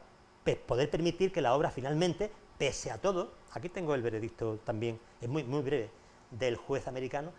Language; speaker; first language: Spanish; native; Spanish